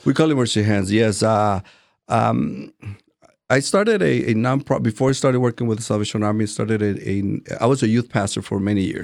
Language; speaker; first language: English; non-native, fluent; Spanish